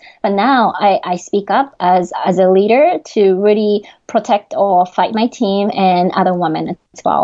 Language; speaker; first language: English; non-native, fluent; Japanese